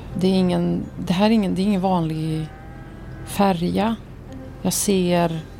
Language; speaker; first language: Swedish; early bilingual, other home language; Arabic